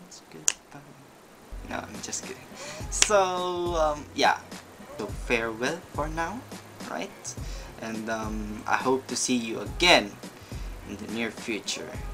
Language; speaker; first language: English; non-native, local second language; Filipino